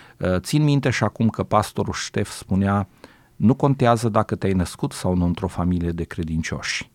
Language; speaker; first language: Romanian; native; Romanian